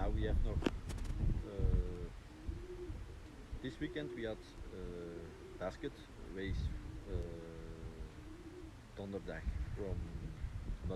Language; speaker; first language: English; non-native, learner; Dutch